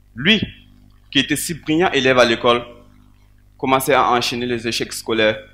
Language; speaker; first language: French; non-native, local second language; Mossi